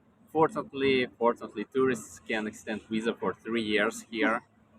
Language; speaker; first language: English; non-native, learner; Russian